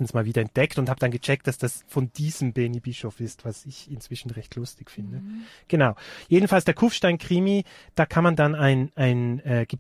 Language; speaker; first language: German; native; German